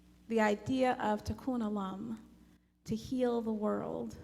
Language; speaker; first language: English; native; English